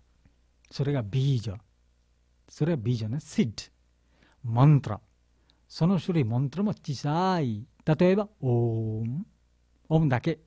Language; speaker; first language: Japanese; non-native, learner; Bangla